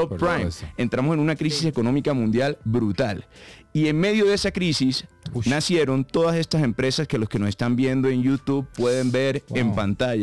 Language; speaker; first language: Spanish; native; Spanish